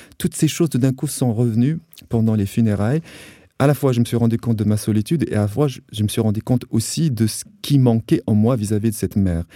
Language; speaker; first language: French; non-native, local second language; Arabic